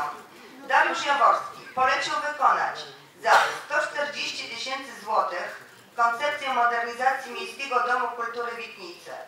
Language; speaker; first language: Polish; native; Polish